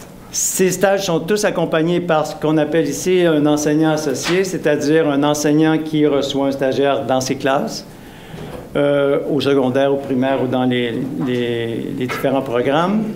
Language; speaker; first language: French; native; French